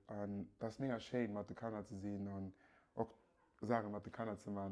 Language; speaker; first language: German; early bilingual, other home language; Yoruba